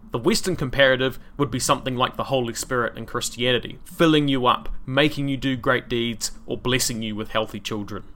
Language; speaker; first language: English; native; English